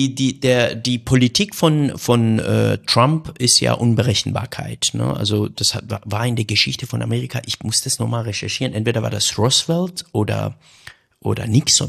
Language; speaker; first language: German; non-native, fluent; Persian